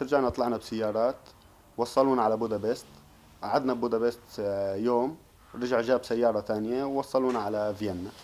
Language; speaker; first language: Arabic; native; Arabic